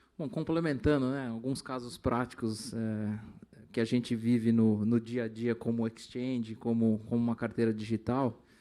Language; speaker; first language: Portuguese; native; Portuguese